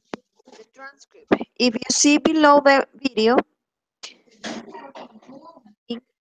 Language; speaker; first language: English; non-native, fluent; Spanish